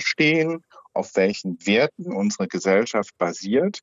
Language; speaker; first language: German; native; German